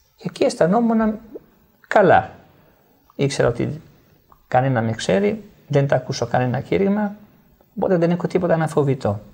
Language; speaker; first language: Greek; non-native, fluent; Italian